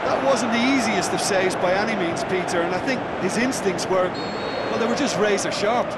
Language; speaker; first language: English; native; English